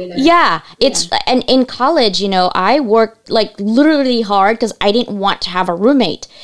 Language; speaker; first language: English; early bilingual, other home language; Cebuano